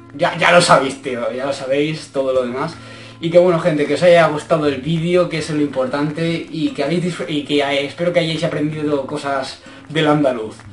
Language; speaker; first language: Spanish; native; Spanish